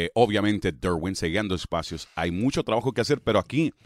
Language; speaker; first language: Spanish; early bilingual, heritage; Spanish